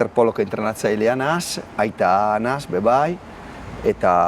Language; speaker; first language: Basque; non-native, learner; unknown